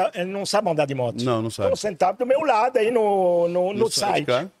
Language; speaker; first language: Portuguese; non-native, fluent; French